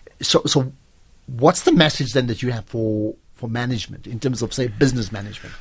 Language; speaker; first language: English; native; English